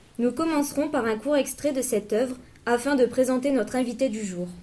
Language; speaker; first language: French; native; French